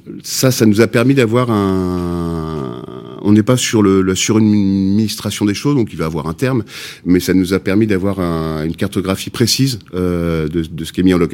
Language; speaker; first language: French; native; French